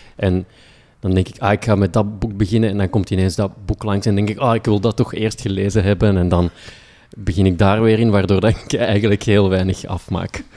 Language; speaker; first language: Dutch; native; Dutch